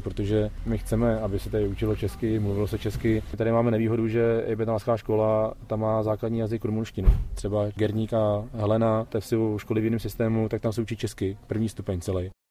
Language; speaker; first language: Czech; native; Czech